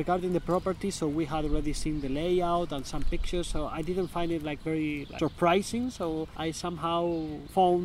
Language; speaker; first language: English; non-native, fluent; Spanish